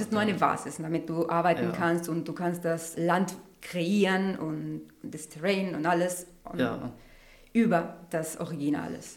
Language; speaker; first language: German; non-native, learner; Spanish